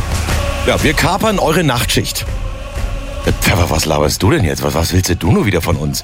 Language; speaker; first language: German; native; German